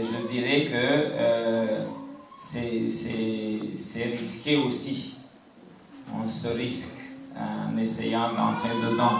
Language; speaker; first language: French; non-native, local second language; Kinyarwanda